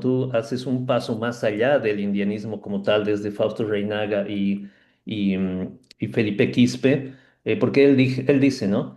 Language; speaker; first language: Spanish; native; Spanish